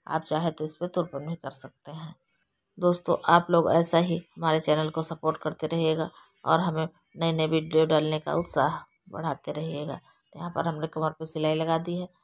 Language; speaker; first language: Hindi; native; Hindi